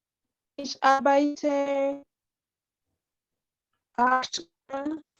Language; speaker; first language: German; non-native, learner; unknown